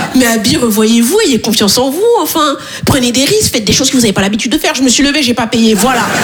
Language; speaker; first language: French; native; French